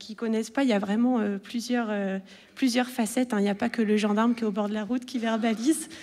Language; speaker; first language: French; native; French